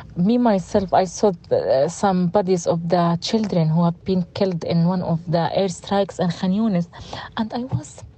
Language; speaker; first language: English; non-native, fluent; Arabic